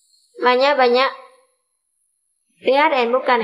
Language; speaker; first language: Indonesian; non-native, learner; Vietnamese